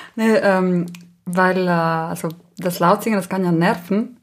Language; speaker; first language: German; non-native, local second language; Ladin